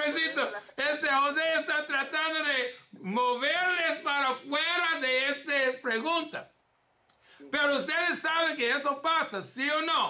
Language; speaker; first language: Spanish; early bilingual, heritage; English